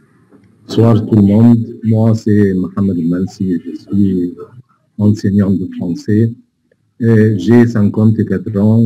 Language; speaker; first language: French; non-native, fluent; Arabic